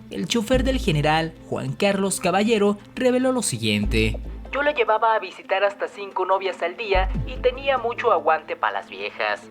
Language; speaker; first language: Spanish; native; Spanish